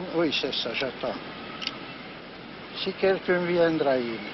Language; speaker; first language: French; non-native, learner; Hungarian